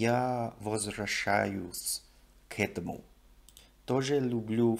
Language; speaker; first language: Russian; non-native, learner; English